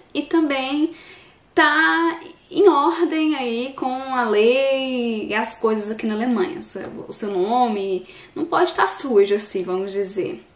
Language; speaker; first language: Portuguese; native; Portuguese